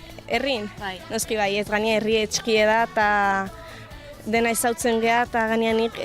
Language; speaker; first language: Basque; early bilingual, other home language; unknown